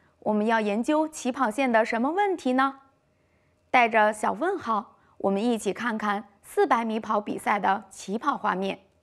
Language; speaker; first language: Chinese; native; Chinese